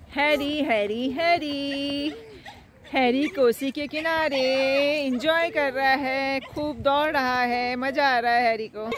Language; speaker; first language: Hindi; native; Hindi